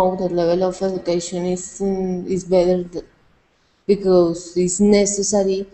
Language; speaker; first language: English; non-native, learner; Spanish